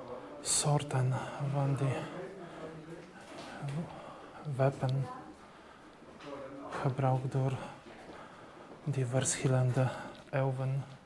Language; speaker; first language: Dutch; non-native, learner; Polish